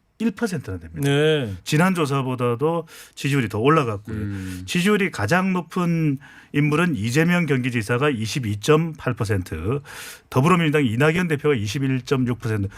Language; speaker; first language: Korean; native; Korean